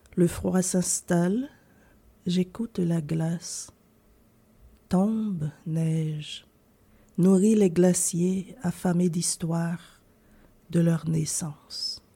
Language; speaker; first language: French; non-native, local second language; Haitian Creole